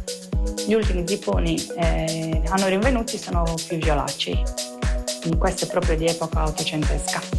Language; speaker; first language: Italian; native; Italian